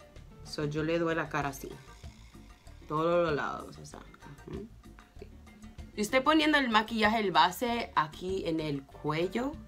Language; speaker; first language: Spanish; early bilingual, heritage; English